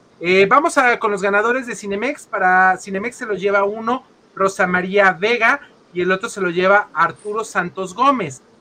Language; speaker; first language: Spanish; native; Spanish